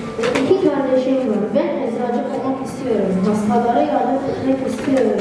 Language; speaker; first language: Turkish; non-native, learner; Kurdish